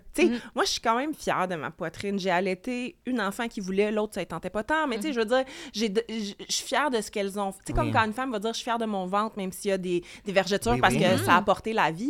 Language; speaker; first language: French; native; French